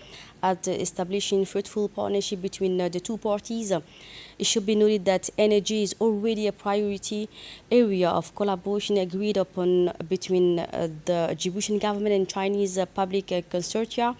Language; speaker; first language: English; non-native, fluent; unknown